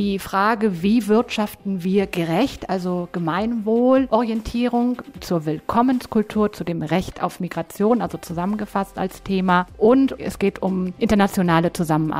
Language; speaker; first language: German; native; German